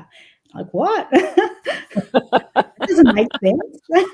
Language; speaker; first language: English; native; English